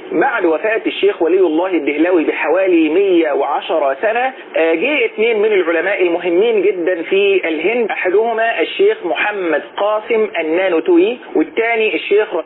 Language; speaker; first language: Arabic; native; Arabic